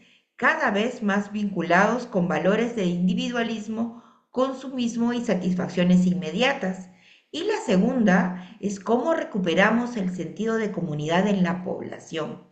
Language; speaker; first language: Spanish; native; Spanish